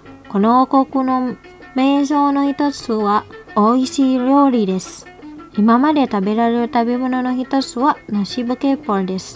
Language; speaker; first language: Japanese; non-native, fluent; Indonesian